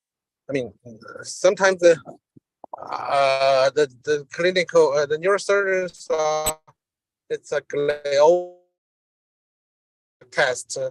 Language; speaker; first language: English; non-native, learner; Chinese